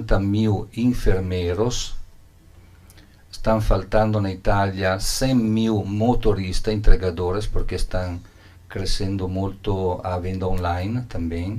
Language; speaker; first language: Portuguese; non-native, learner; Italian